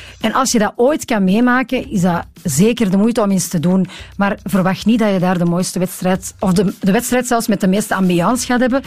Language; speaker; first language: Dutch; native; Dutch